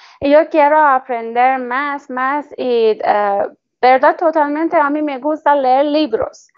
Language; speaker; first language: Spanish; non-native, learner; Persian